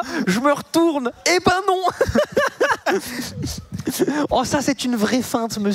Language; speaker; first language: French; native; French